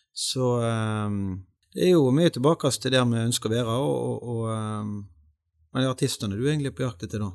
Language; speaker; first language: Norwegian; native; Norwegian